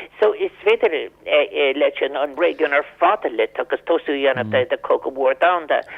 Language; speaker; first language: Irish; non-native, local second language; English